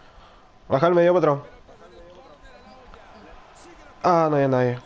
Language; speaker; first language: Spanish; native; Spanish